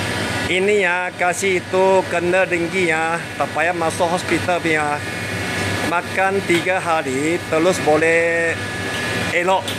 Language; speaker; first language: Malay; non-native, local second language; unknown